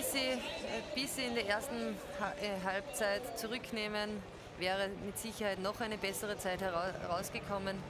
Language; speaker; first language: German; native; German